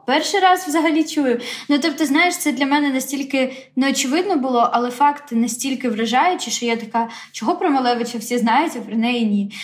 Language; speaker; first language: Ukrainian; native; Ukrainian